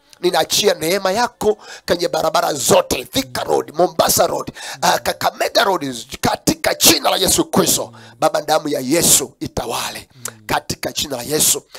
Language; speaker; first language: Swahili; non-native, local second language; Kamba